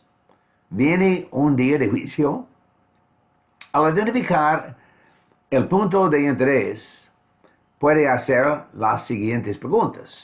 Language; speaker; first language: Spanish; non-native, fluent; English